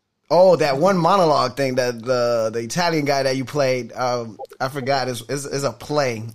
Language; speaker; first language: English; native; English